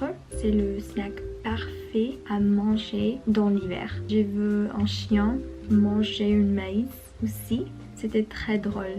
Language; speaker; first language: French; non-native, learner; Spanish